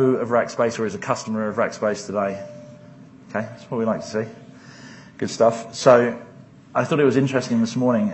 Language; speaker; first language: English; native; English